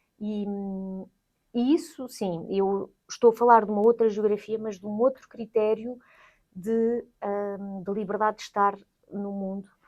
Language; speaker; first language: Portuguese; native; Portuguese